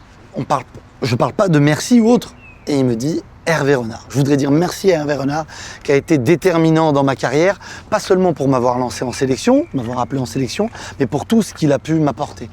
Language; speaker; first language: French; native; French